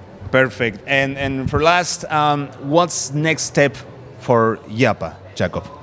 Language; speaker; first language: English; non-native, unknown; Spanish